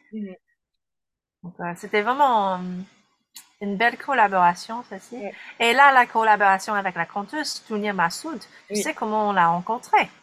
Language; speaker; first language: French; non-native, fluent; English